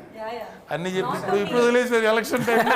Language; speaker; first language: Telugu; native; Telugu